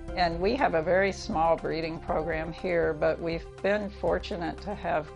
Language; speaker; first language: English; native; English